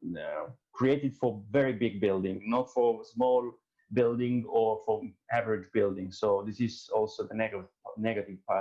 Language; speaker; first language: English; non-native, fluent; Italian